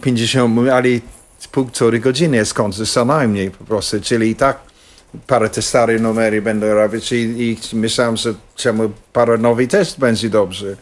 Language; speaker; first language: Polish; non-native, fluent; English